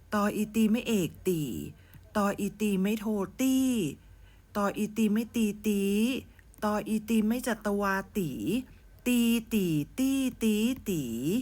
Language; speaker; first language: Thai; native; Thai